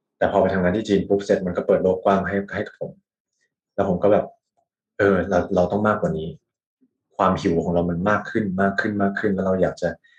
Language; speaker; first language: Thai; native; Thai